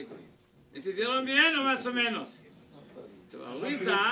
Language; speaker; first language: Spanish; non-native, learner; Hebrew